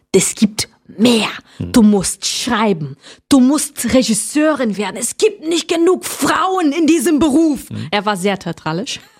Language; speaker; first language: German; non-native, fluent; Portuguese